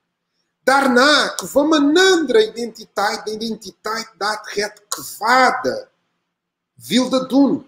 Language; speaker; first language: Dutch; non-native, learner; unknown